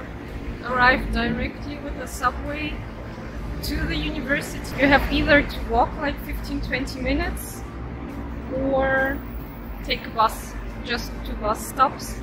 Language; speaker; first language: English; non-native, fluent; German